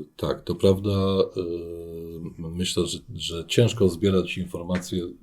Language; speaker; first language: Polish; native; Polish